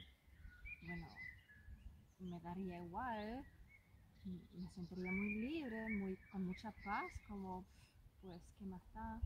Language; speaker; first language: Spanish; non-native, learner; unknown